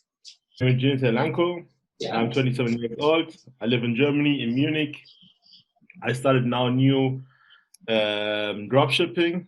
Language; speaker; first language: English; non-native, fluent; German